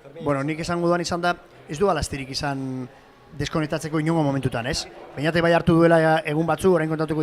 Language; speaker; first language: Basque; native; Basque